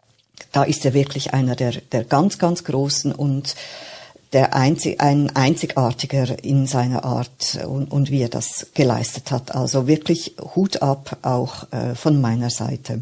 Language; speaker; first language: German; native; German